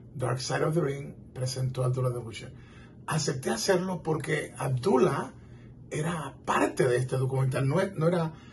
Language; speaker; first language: Spanish; native; Spanish